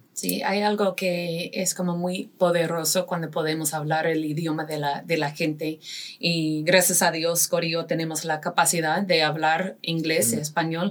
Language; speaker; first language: Spanish; non-native, fluent; English